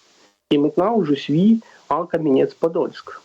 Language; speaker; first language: French; non-native, fluent; Russian